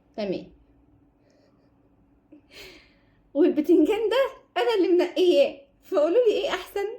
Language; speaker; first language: Arabic; native; Arabic